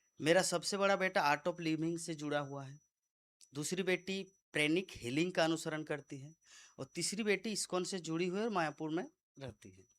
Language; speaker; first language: Hindi; native; Hindi